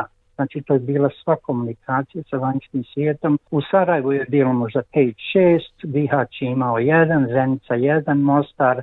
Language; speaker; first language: Croatian; native; Croatian